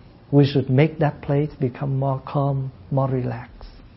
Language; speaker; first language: English; non-native, fluent; Vietnamese